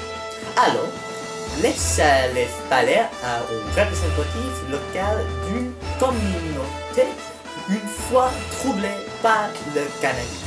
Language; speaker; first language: French; non-native, learner; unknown